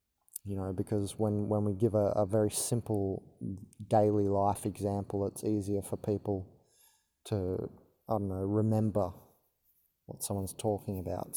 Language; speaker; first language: English; native; English